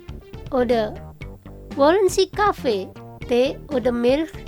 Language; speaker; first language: German; non-native, fluent; Indonesian